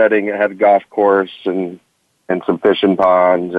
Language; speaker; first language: English; native; English